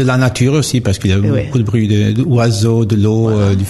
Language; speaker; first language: French; non-native, fluent; Italian